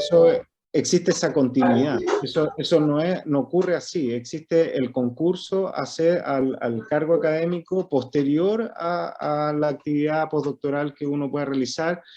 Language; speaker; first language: Spanish; native; Spanish